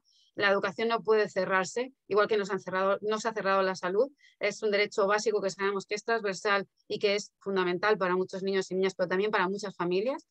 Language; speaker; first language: Spanish; native; Spanish